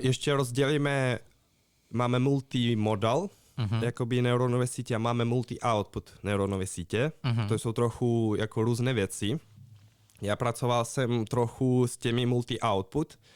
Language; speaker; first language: Czech; non-native, fluent; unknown